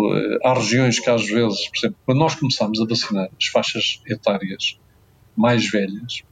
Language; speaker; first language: Portuguese; native; Portuguese